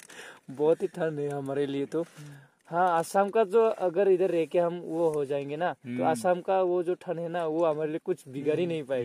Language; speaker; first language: Hindi; non-native, local second language; Assamese